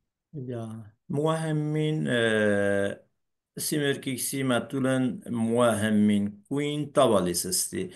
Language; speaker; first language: Finnish; non-native, learner; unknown